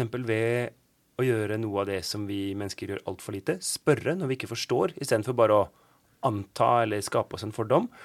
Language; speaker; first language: Norwegian; native; Norwegian